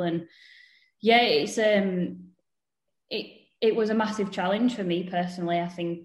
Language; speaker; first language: English; native; English